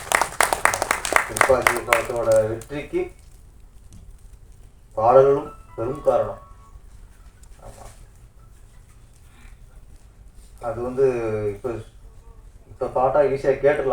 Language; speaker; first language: Tamil; native; Tamil